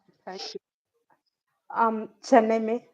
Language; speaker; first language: Hindi; non-native, local second language; Tamil